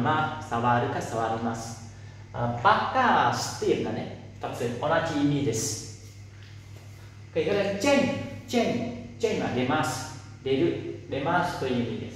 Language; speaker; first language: Japanese; non-native, fluent; Lao